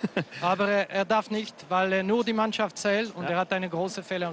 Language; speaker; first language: German; non-native, local second language; French